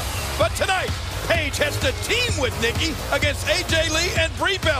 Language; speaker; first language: English; native; English